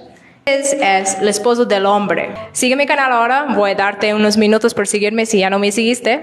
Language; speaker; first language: Spanish; non-native, learner; English